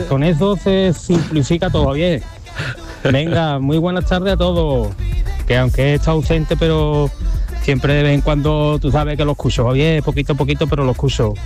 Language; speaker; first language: Spanish; native; Spanish